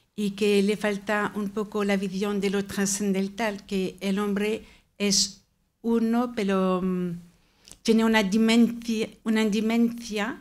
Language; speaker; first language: Spanish; non-native, fluent; French